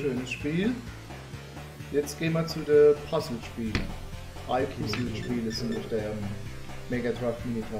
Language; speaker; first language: German; native; German